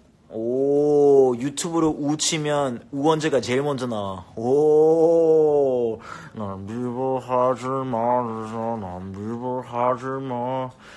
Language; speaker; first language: Korean; early bilingual, heritage; Korean